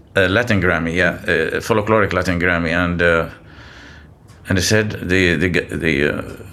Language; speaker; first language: English; non-native, fluent; Arabic